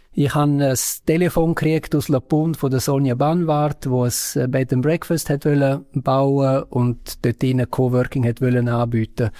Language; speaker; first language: German; non-native, local second language; Romansh